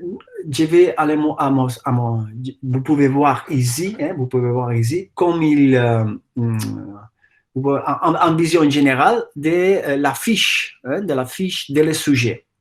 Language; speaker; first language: French; non-native, fluent; Catalan